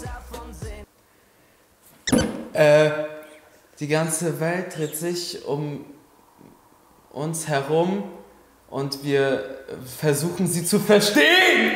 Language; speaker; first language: German; native; German